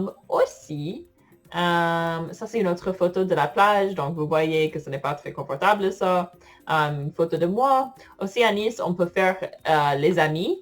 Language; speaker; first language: French; non-native, fluent; English